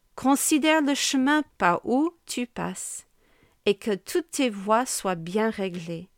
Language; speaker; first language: French; non-native, fluent; English